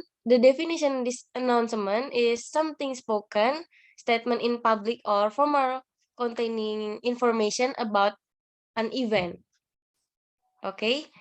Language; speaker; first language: English; non-native, learner; Indonesian